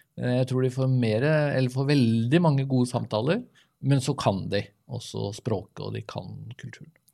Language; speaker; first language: Norwegian; native; Norwegian